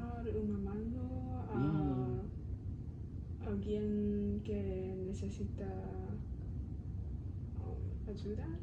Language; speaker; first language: Spanish; non-native, learner; Cantonese